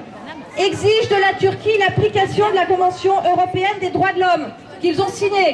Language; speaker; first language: French; native; French